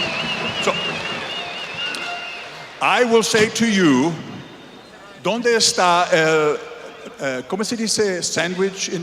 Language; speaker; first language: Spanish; non-native, learner; English